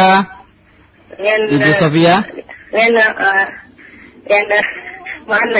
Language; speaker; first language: Arabic; non-native, learner; Indonesian